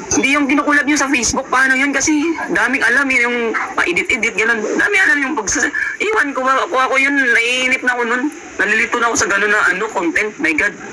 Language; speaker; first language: Filipino; non-native, local second language; Hiligaynon